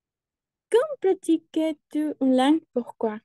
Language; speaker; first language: French; non-native, learner; Spanish